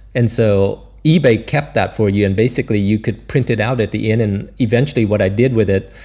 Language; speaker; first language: English; native; English